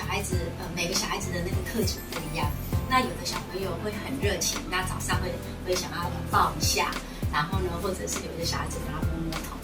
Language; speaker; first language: Chinese; non-native, local second language; Min Nan Chinese